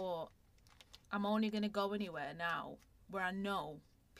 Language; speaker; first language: English; native; English